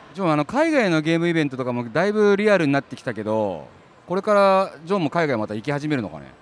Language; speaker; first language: Japanese; native; Japanese